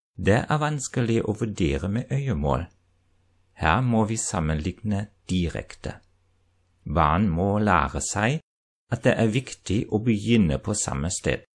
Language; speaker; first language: Norwegian; non-native, fluent; German